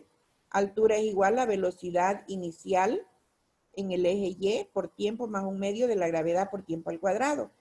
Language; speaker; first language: Spanish; native; Spanish